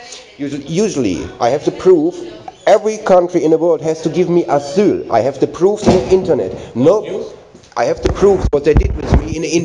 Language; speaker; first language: English; non-native, learner; German